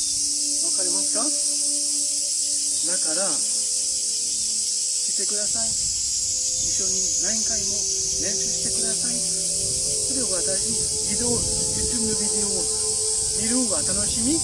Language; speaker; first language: Japanese; non-native, fluent; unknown